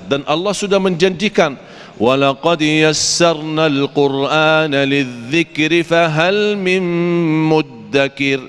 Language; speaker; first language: Malay; non-native, fluent; Arabic